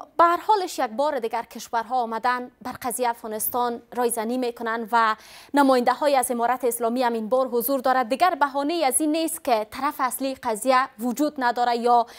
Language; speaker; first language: Persian; native; Persian